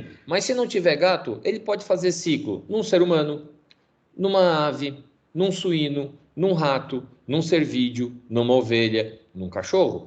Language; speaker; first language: Portuguese; native; Portuguese